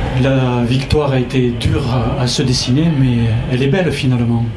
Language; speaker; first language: French; native; French